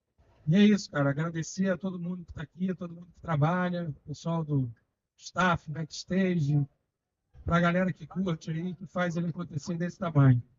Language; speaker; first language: Portuguese; native; Portuguese